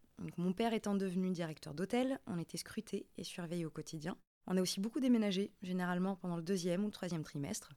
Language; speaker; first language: French; non-native, local second language; Arabic